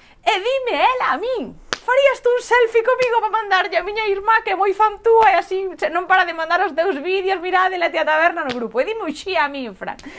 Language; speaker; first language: Galician; native; Galician